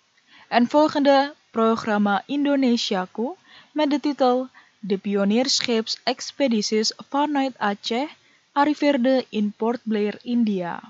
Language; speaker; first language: Dutch; non-native, fluent; Indonesian